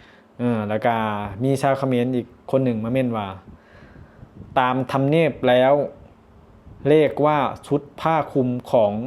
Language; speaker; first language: Thai; non-native, local second language; Northeastern Thai